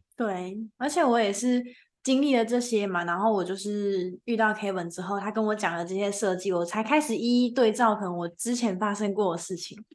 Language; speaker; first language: Chinese; native; Chinese